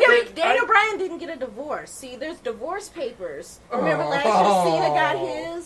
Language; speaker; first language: English; native; English